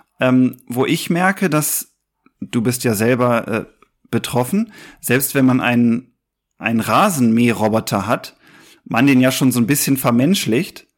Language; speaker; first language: German; native; German